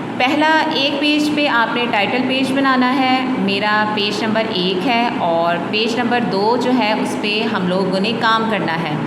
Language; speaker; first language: Hindi; non-native, local second language; Punjabi